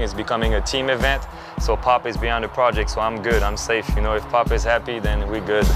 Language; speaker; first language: English; non-native, fluent; French